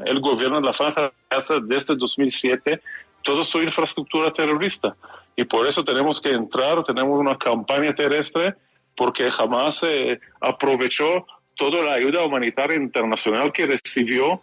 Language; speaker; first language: Spanish; non-native, fluent; Hebrew